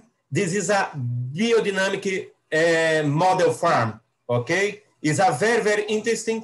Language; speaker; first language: English; non-native, learner; Portuguese